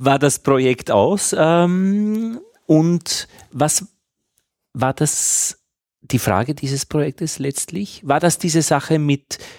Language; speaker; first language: German; native; German